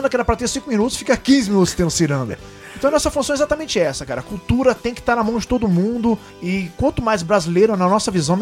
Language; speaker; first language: Portuguese; native; Portuguese